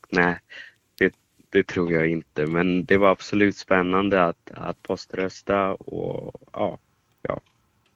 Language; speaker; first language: Swedish; non-native, fluent; German